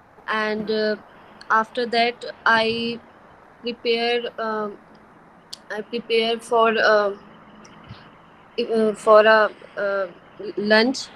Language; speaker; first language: English; non-native, learner; Hindi